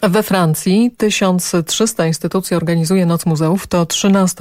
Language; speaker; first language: Polish; native; Polish